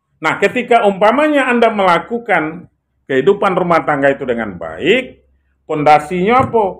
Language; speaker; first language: Indonesian; non-native, local second language; Minangkabau